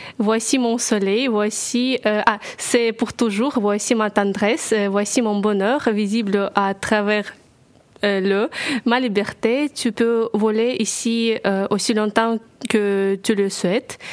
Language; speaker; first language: French; non-native, learner; Russian